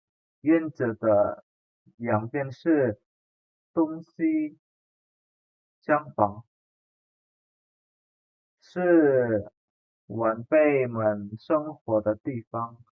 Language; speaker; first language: Chinese; non-native, fluent; Indonesian